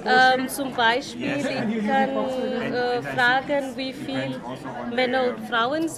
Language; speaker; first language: German; non-native, learner; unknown